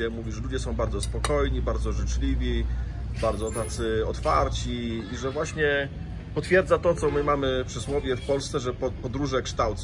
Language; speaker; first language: Polish; native; Polish